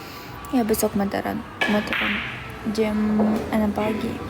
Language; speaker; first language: Indonesian; non-native, learner; Russian